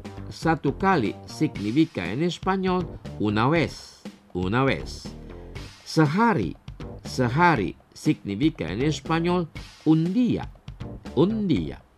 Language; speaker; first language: Spanish; non-native, fluent; Indonesian